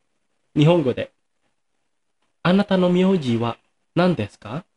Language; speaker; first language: Japanese; non-native, fluent; Indonesian